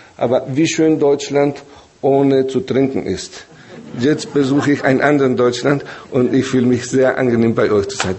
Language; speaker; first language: German; early bilingual, other home language; Spanish